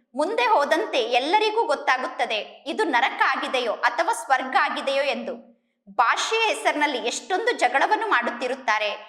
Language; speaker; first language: Kannada; native; Kannada